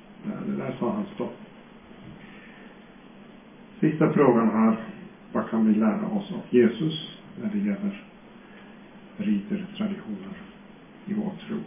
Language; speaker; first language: Swedish; non-native, fluent; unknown